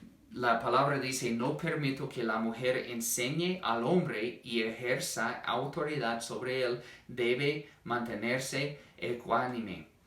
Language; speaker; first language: Spanish; non-native, fluent; English